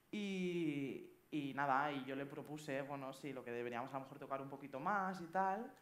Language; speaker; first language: Spanish; native; Spanish